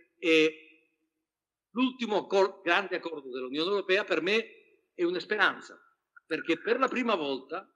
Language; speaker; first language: Italian; non-native, fluent; Spanish